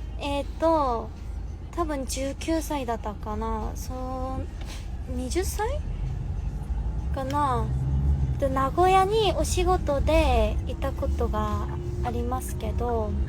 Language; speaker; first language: Japanese; non-native, learner; Korean